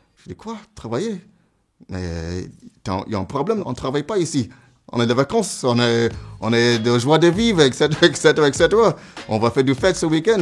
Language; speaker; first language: French; non-native, fluent; English